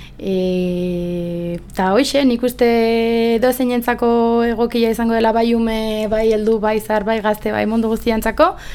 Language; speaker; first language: Basque; native; Basque